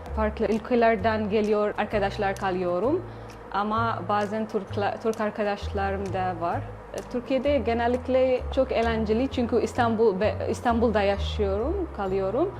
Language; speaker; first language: Turkish; non-native, learner; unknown